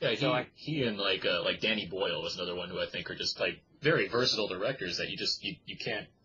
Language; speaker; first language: English; native; English